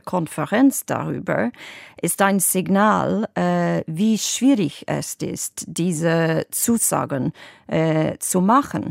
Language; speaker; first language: German; non-native, fluent; English